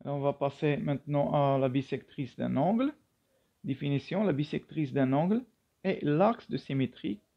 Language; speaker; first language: French; non-native, local second language; Arabic